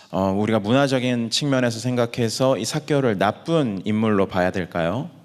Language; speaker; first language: Korean; native; Korean